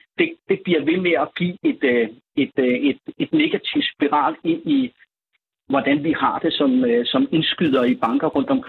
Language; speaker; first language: Danish; native; Danish